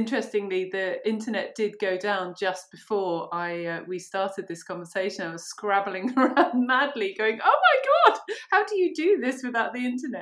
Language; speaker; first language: English; native; English